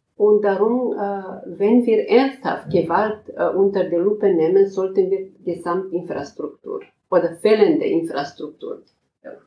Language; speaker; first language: German; non-native, fluent; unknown